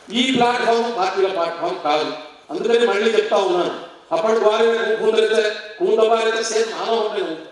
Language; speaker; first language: Telugu; non-native, local second language; Lambadi